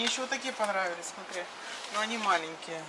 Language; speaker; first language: Russian; native; Russian